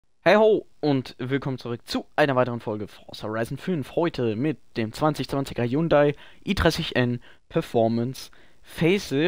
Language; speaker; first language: German; native; German